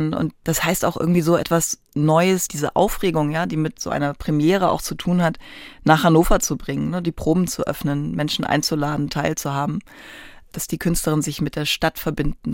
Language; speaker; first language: German; native; German